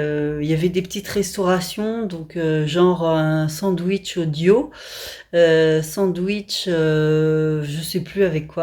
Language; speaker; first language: French; native; French